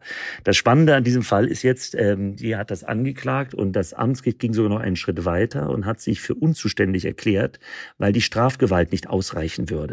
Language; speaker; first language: German; native; German